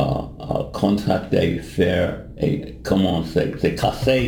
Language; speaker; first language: French; non-native, learner; English